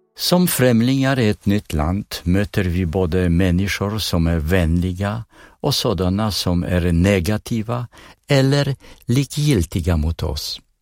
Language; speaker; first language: Swedish; non-native, fluent; Polish